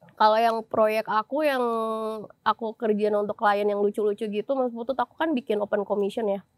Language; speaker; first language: Indonesian; native; Indonesian